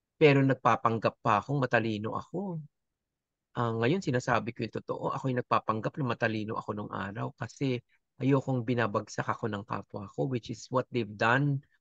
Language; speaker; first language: Filipino; native; Filipino